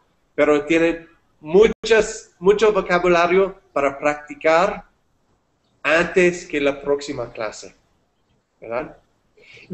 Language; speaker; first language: Spanish; non-native, fluent; English